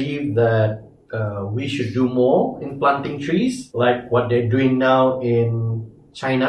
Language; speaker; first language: English; non-native, local second language; Malay